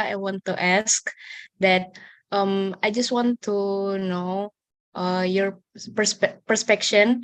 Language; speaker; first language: English; non-native, learner; Indonesian